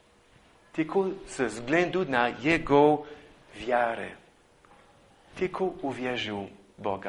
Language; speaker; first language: Polish; non-native, fluent; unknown